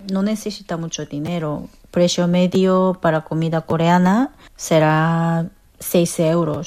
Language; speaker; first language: Spanish; non-native, fluent; Korean